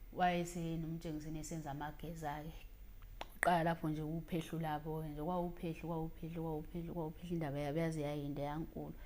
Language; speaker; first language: Zulu; native; Zulu